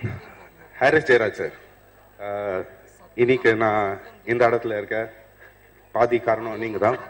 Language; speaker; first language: Tamil; non-native, fluent; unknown